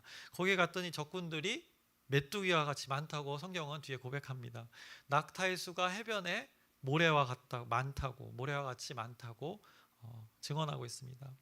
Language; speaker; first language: Korean; native; Korean